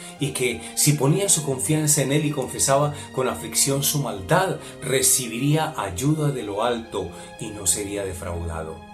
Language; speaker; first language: Spanish; native; Spanish